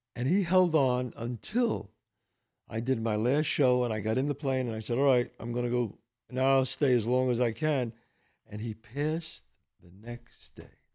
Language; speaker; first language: English; early bilingual, other home language; Italian